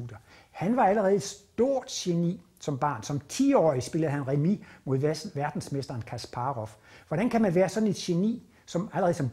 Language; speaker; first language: Danish; native; Danish